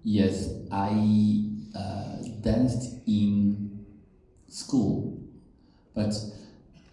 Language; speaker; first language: English; non-native, learner; Russian